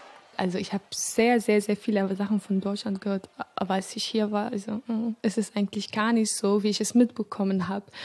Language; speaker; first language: German; early bilingual, other home language; Arabic